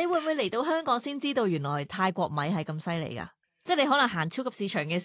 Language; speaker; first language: Cantonese; native; Cantonese